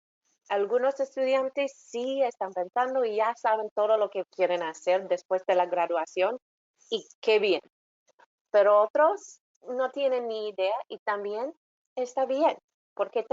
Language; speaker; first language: Spanish; non-native, fluent; English